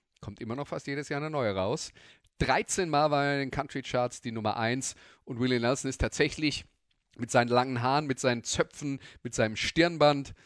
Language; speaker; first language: German; native; German